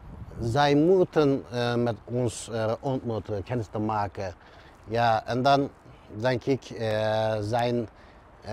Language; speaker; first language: Dutch; non-native, learner; Turkish